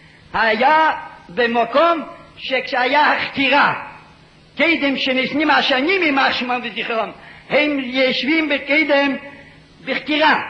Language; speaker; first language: Hebrew; non-native, fluent; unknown